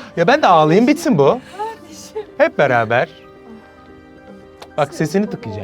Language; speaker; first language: Turkish; native; Turkish